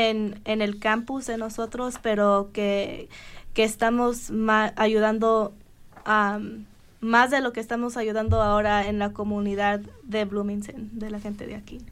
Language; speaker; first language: Spanish; early bilingual, heritage; Spanish